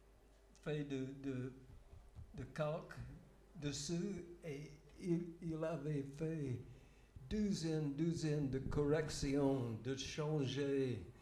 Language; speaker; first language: French; non-native, fluent; English